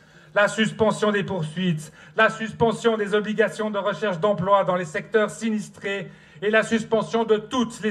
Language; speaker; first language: French; native; French